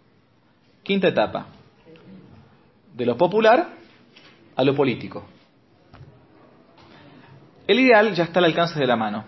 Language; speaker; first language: Spanish; native; Spanish